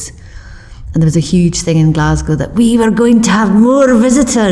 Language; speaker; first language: English; native; English